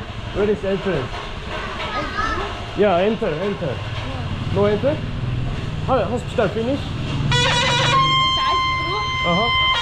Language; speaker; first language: English; non-native, learner; Korean